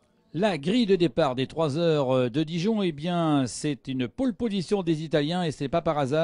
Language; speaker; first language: French; native; French